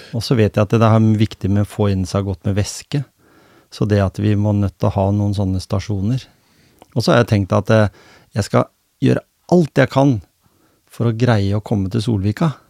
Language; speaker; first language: Norwegian; native; Norwegian